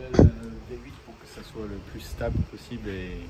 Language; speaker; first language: French; non-native, fluent; Japanese